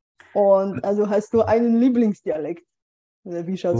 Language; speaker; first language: German; non-native, fluent; Bulgarian